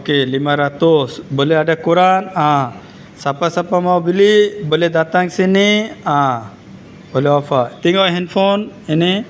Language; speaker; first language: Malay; non-native, learner; Bangla